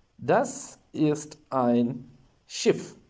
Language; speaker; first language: German; non-native, fluent; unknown